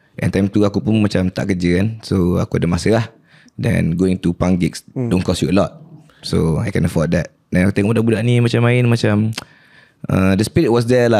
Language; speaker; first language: English; non-native, local second language; Malay